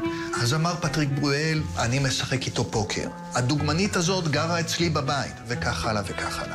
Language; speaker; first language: Hebrew; native; Hebrew